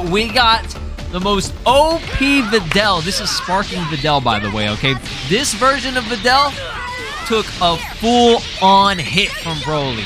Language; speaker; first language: English; native; English